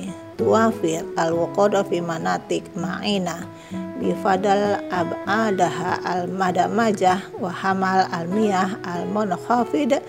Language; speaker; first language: Arabic; non-native, fluent; Indonesian